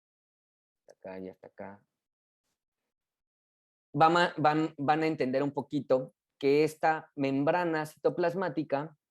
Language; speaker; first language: Spanish; native; Spanish